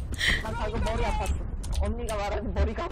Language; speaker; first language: Korean; native; Korean